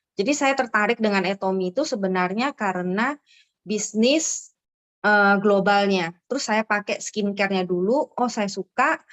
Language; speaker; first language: Indonesian; native; Indonesian